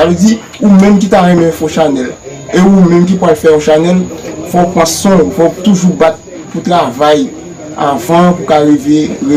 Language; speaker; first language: French; non-native, learner; Haitian Creole